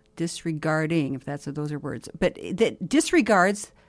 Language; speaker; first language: English; native; English